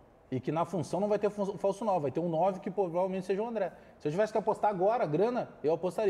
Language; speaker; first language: Portuguese; native; Portuguese